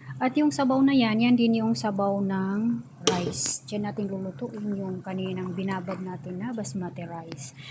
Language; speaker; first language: Filipino; native; Filipino